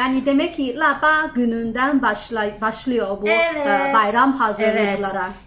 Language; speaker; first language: Turkish; non-native, fluent; Chinese